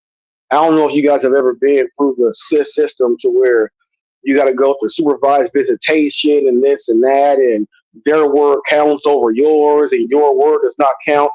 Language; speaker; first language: English; native; English